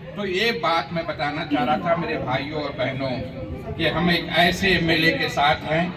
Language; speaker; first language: Urdu; native; Urdu